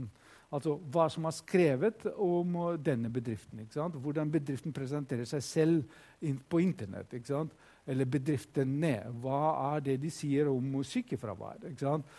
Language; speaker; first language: Norwegian; non-native, fluent; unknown